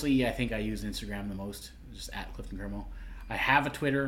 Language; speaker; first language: English; native; English